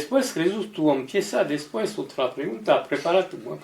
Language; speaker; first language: Spanish; non-native, learner; French